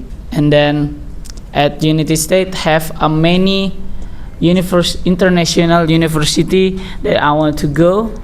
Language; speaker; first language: English; non-native, learner; Indonesian